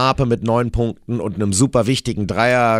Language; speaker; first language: German; native; German